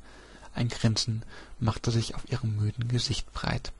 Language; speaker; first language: German; native; German